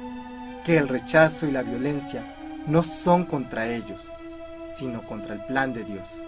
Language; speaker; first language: Spanish; native; Spanish